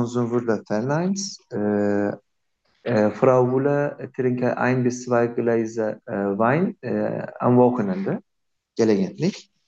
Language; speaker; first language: German; non-native, learner; Turkish